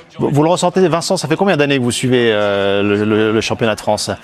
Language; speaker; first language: French; native; French